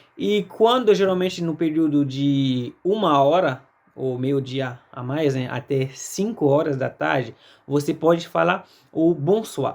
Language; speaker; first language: Portuguese; non-native, fluent; Haitian Creole